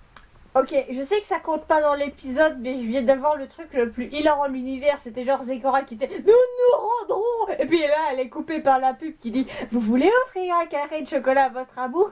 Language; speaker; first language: French; native; French